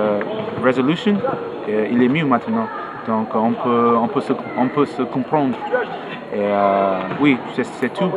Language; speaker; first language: French; non-native, learner; English